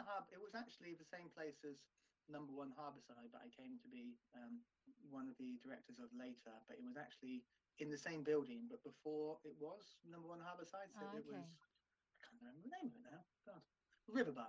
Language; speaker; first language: English; native; English